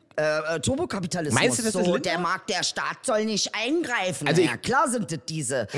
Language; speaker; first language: German; native; German